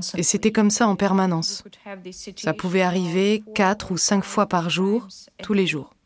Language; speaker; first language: French; non-native, fluent; Ukrainian